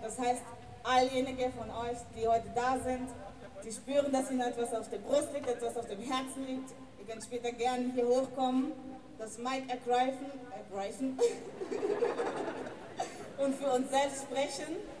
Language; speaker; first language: German; native; German